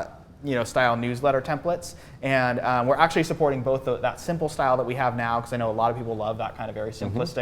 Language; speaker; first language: English; native; English